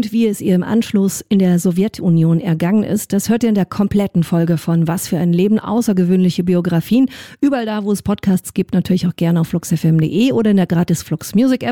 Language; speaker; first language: German; native; German